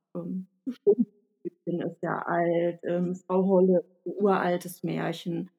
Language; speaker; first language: German; native; German